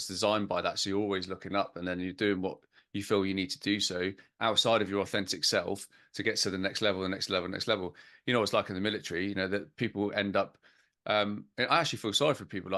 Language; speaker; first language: English; native; English